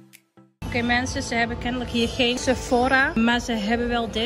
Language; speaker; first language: Dutch; early bilingual, other home language; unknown